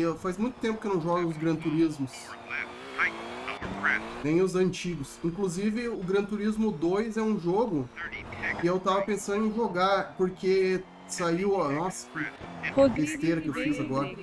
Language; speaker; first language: Portuguese; native; Portuguese